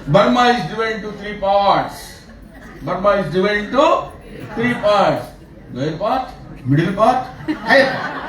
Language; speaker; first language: English; non-native, local second language; Telugu